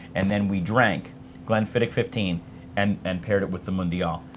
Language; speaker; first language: English; native; English